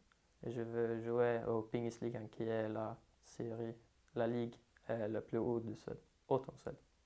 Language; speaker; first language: French; non-native, learner; Swedish